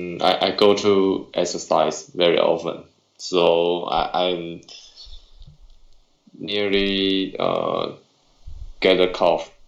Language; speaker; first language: English; non-native, learner; Chinese